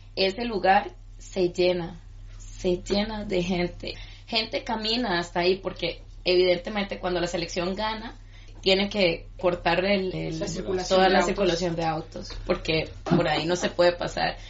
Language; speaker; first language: Spanish; native; Spanish